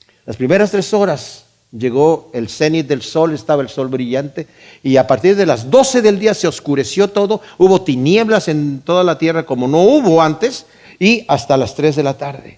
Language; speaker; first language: Spanish; native; Spanish